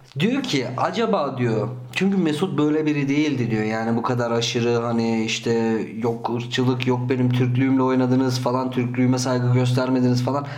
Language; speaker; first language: Turkish; early bilingual, heritage; Turkish